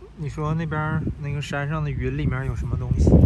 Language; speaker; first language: Chinese; native; Chinese